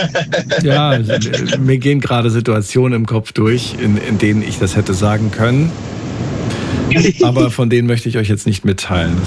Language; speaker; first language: German; native; German